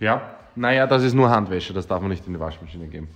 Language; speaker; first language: German; native; German